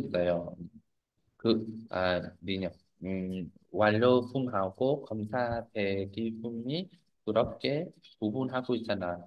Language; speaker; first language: Korean; non-native, fluent; Vietnamese